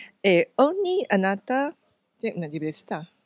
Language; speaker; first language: Italian; non-native, learner; Japanese